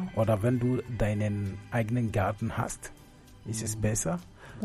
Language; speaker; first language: German; non-native, fluent; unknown